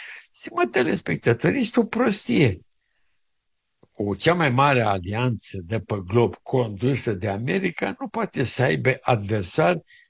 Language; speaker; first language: Romanian; native; Romanian